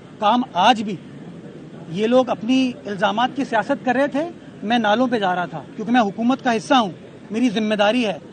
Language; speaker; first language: Urdu; native; Urdu